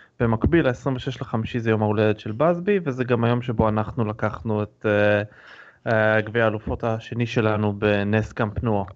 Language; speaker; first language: Hebrew; native; Hebrew